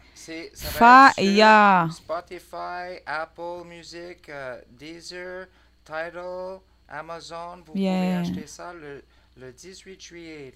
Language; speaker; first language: French; non-native, learner; English